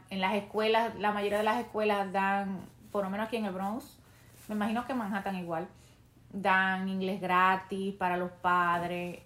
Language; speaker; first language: Spanish; native; Spanish